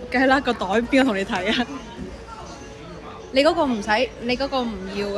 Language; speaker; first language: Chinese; non-native, local second language; Cantonese